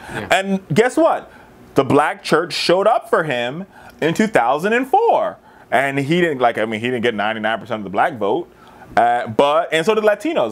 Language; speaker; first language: English; native; English